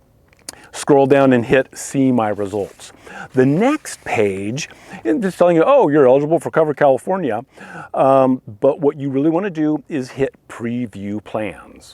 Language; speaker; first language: English; native; English